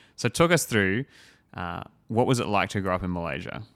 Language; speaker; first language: English; native; English